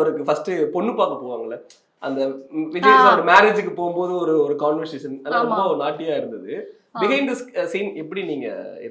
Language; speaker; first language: Tamil; native; Tamil